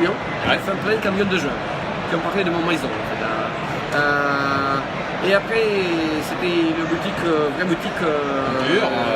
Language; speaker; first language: French; non-native, learner; Russian